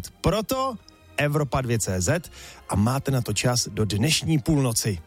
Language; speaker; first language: Czech; native; Czech